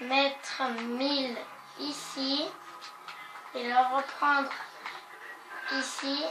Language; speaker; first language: French; native; French